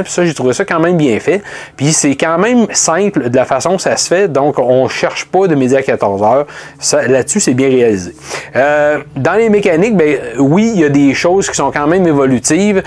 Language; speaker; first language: French; native; French